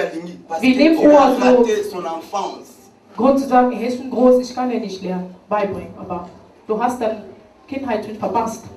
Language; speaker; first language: German; non-native, learner; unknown